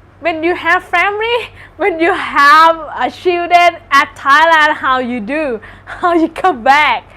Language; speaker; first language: English; non-native, learner; Thai